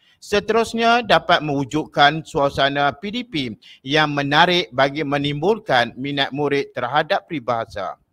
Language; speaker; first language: Malay; native; Malay